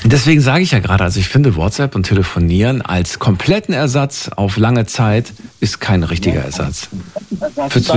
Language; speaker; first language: German; native; German